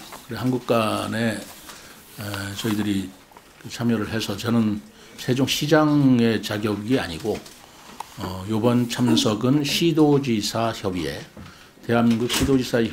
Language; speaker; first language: Korean; native; Korean